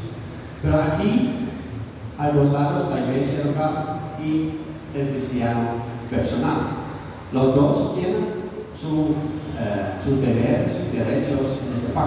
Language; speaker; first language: Spanish; non-native, fluent; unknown